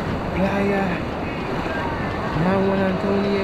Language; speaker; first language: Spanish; non-native, learner; English